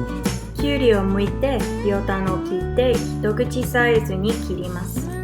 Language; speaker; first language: Japanese; non-native, learner; Bulgarian